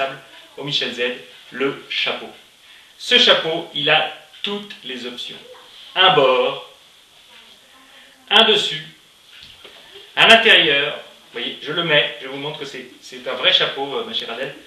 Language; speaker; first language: French; native; French